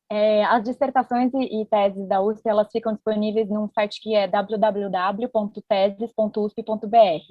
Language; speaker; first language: Portuguese; native; Portuguese